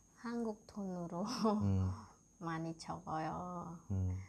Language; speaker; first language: Korean; non-native, learner; Khmer